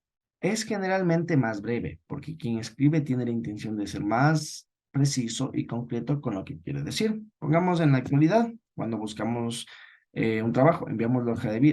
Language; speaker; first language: Spanish; native; Spanish